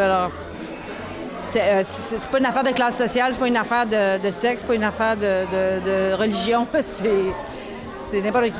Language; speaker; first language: French; native; French